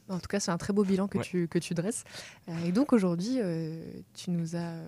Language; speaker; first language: French; native; French